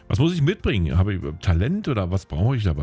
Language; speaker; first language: German; native; German